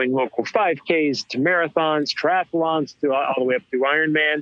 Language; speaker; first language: English; native; English